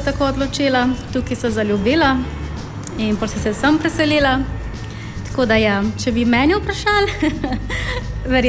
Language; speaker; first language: Slovenian; non-native, fluent; Spanish